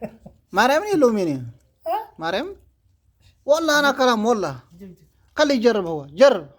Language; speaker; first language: Arabic; non-native, learner; Amharic